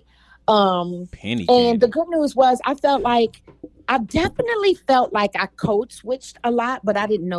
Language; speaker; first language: English; native; English